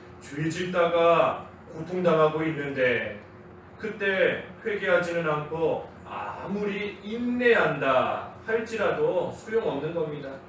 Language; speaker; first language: Korean; native; Korean